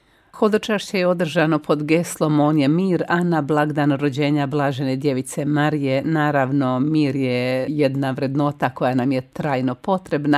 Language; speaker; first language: Croatian; native; Croatian